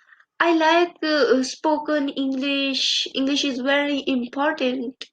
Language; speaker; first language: English; non-native, learner; Urdu